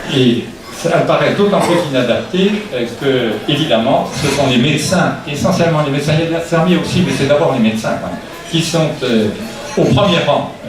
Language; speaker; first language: French; native; French